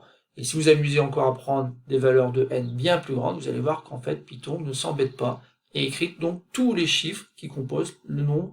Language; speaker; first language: French; native; French